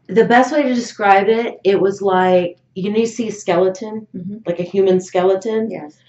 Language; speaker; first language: English; native; English